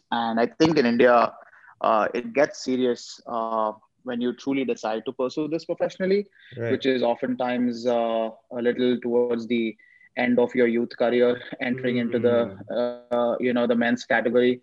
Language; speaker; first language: English; non-native, local second language; Hindi